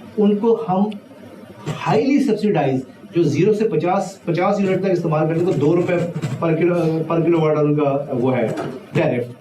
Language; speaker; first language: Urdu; non-native, local second language; Punjabi